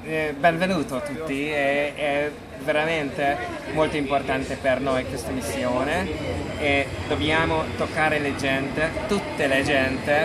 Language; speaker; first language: Italian; non-native, learner; Hungarian